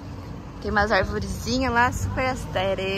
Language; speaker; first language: Portuguese; native; Portuguese